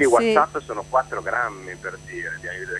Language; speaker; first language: Italian; native; Italian